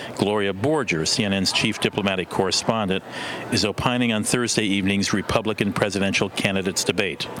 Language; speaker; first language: English; non-native, fluent; Korean